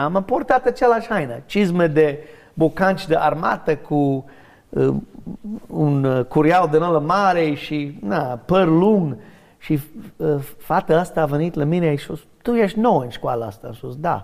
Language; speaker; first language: Romanian; non-native, learner; English